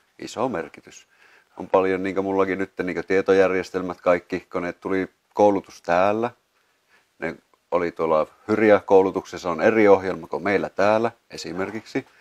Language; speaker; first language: Finnish; native; Finnish